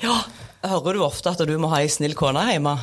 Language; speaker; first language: Norwegian; native; Norwegian